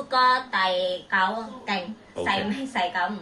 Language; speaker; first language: Cantonese; non-native, learner; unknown